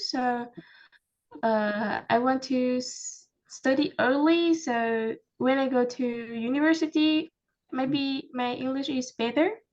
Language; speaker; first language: English; non-native, learner; Vietnamese